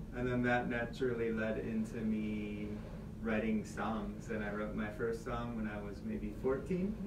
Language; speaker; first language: English; native; English